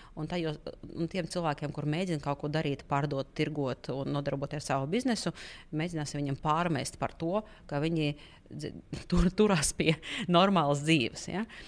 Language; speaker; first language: Latvian; non-native, local second language; Russian